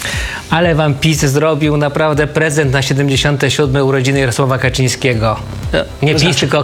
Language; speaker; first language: Polish; native; Polish